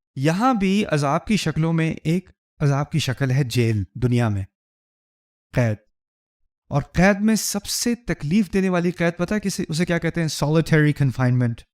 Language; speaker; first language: Urdu; early bilingual, heritage; Urdu